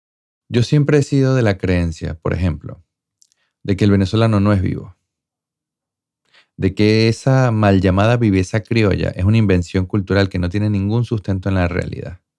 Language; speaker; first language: Spanish; native; Spanish